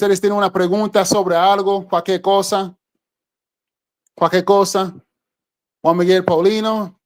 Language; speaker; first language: Spanish; non-native, fluent; English